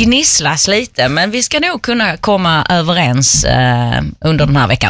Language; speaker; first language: Swedish; native; Swedish